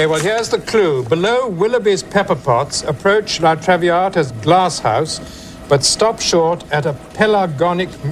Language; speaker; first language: English; native; English